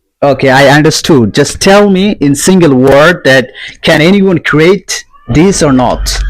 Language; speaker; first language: English; non-native, local second language; Bangla